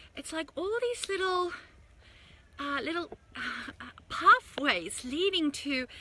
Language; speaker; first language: English; native; English